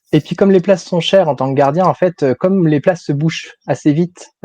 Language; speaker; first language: French; native; French